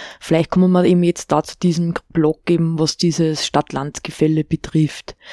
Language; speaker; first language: German; native; German